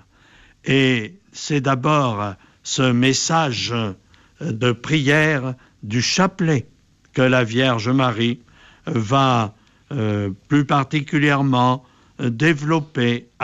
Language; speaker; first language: French; native; French